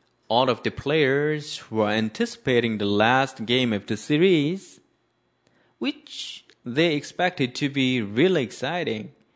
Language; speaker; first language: English; non-native, fluent; Korean